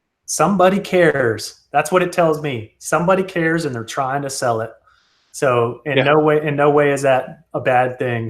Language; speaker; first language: English; native; English